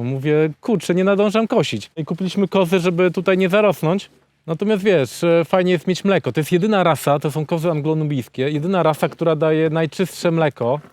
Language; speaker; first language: Polish; native; Polish